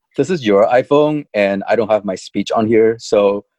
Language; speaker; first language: English; early bilingual, other home language; Chinese